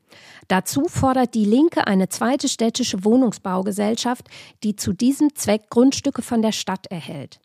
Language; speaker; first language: German; native; German